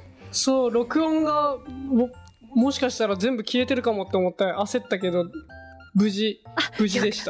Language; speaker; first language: Japanese; native; Japanese